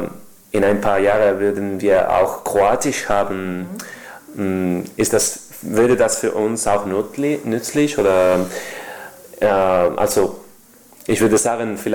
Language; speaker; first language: German; non-native, learner; Spanish